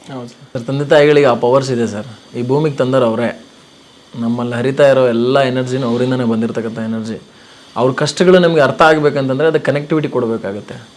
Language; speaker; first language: Kannada; non-native, local second language; Lambadi